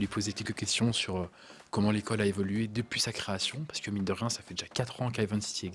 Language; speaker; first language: French; native; French